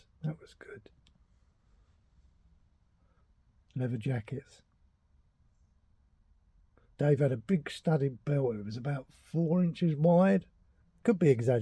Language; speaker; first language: English; native; English